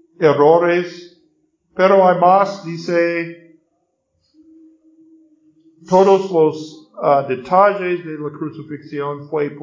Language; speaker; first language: Spanish; non-native, learner; English